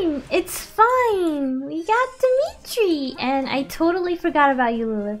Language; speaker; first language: English; early bilingual, other home language; Spanish